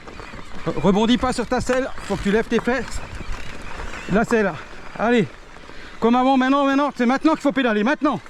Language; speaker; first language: French; native; French